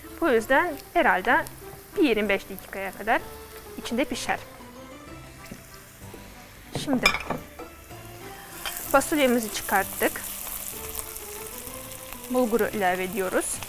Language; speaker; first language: Turkish; non-native, fluent; Russian